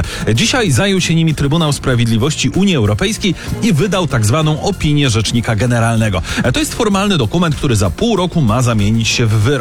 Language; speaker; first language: Polish; native; Polish